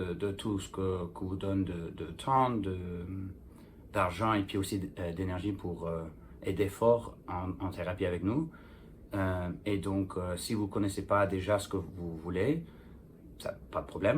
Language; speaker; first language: French; non-native, fluent; English